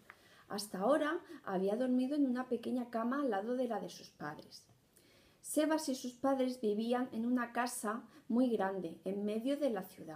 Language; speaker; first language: Spanish; native; Spanish